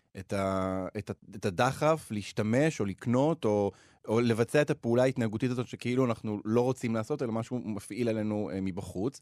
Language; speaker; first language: Hebrew; native; Hebrew